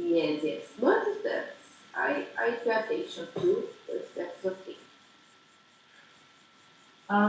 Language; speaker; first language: English; non-native, learner; Portuguese